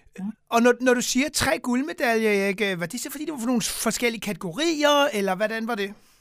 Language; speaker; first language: Danish; native; Danish